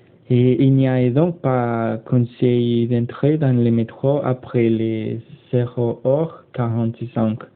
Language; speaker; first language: French; non-native, learner; Spanish